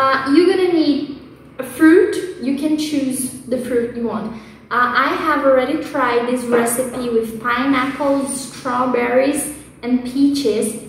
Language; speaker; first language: English; non-native, fluent; Portuguese